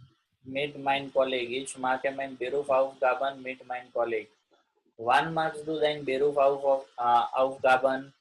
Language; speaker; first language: German; non-native, learner; Gujarati